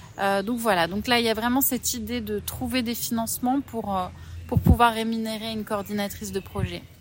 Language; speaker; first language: French; native; French